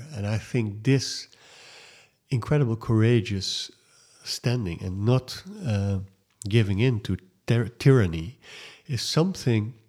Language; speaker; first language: English; non-native, fluent; Dutch